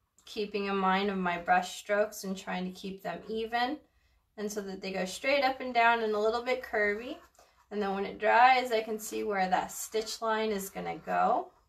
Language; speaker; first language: English; early bilingual, other home language; Spanish